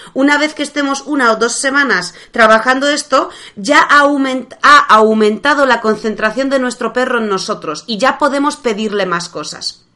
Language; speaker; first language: Spanish; non-native, fluent; Polish